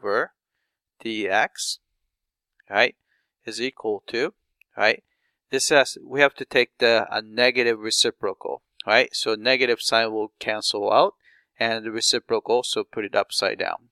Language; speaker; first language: English; non-native, fluent; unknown